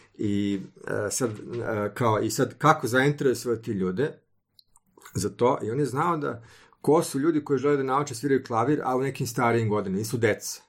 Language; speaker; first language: Serbian; native; Serbian